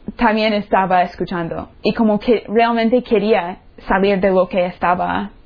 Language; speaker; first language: Spanish; non-native, fluent; English